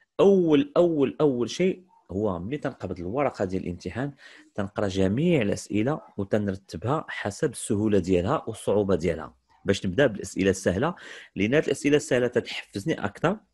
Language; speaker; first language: Arabic; native; Arabic